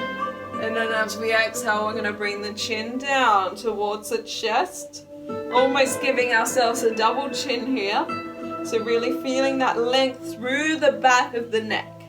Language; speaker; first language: English; native; English